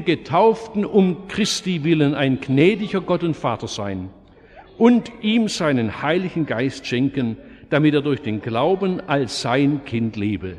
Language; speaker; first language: German; native; German